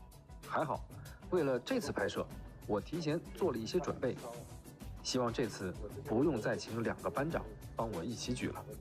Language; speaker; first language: Chinese; native; Chinese